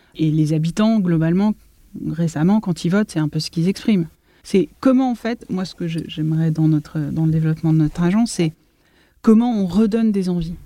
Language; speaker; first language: French; native; French